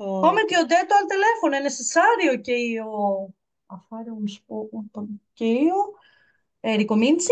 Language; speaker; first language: Italian; non-native, learner; Greek